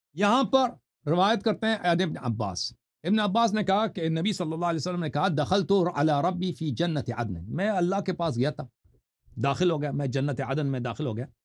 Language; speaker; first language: Urdu; non-native, fluent; Persian